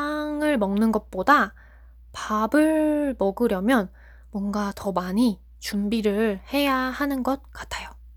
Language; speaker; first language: Korean; non-native, fluent; Japanese